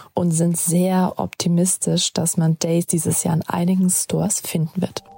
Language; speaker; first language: German; native; German